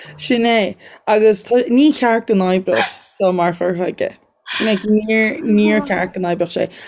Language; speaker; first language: Irish; native; Irish